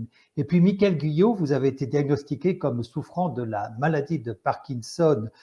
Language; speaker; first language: French; native; French